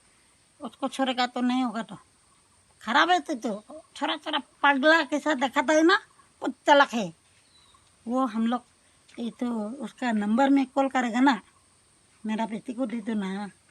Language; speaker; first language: Hindi; non-native, local second language; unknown